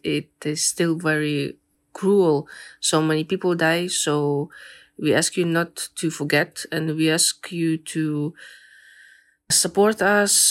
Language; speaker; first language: English; non-native, fluent; Ukrainian